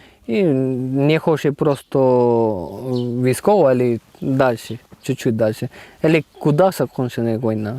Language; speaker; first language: Ukrainian; non-native, learner; Spanish